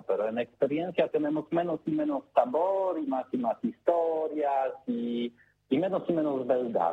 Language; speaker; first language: Spanish; non-native, learner; Polish